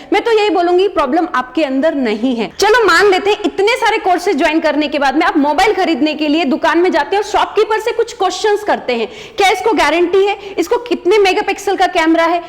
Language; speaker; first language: Hindi; native; Hindi